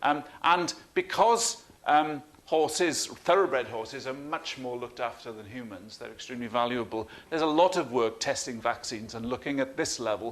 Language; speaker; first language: English; native; English